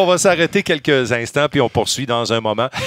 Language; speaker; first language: French; native; French